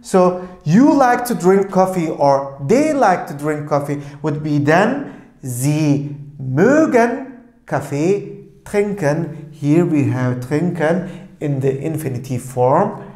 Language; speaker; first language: English; non-native, fluent; Turkish